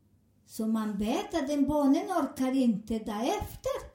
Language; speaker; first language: Swedish; non-native, learner; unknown